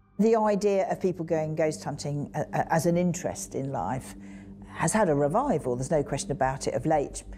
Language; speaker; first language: English; native; English